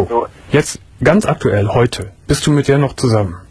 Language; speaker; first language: German; native; German